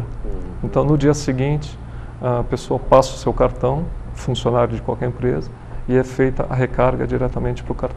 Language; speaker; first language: Portuguese; native; Portuguese